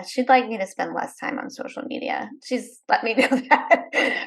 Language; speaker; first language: English; native; English